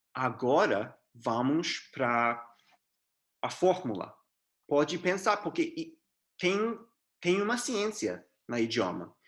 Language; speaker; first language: Portuguese; non-native, fluent; English